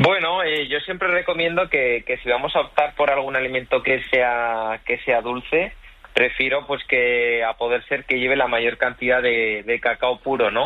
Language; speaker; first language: Spanish; native; Spanish